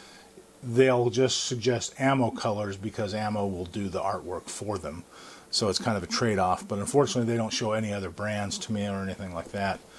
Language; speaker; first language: English; native; English